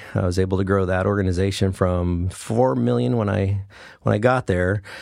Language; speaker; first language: English; native; English